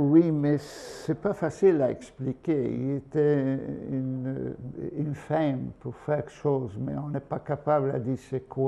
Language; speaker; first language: French; non-native, fluent; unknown